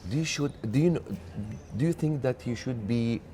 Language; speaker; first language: English; non-native, learner; Arabic